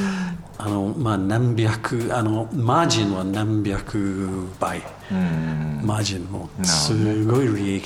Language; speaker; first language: Japanese; non-native, learner; English